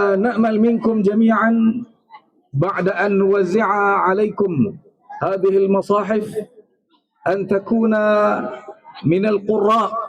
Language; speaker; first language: Arabic; non-native, fluent; Malay